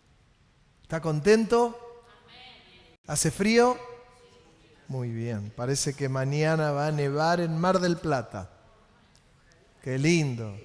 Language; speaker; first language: Spanish; native; Spanish